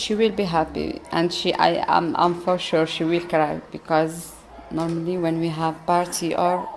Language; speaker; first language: English; non-native, learner; Arabic